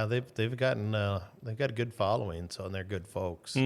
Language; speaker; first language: English; native; English